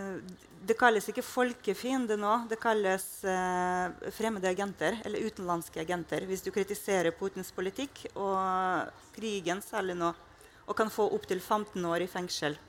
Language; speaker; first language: Norwegian; non-native, fluent; Russian